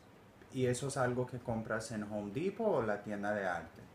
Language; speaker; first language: Spanish; early bilingual, heritage; Spanish